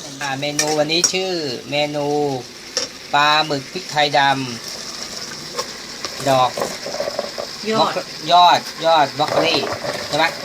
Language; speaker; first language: Thai; native; Thai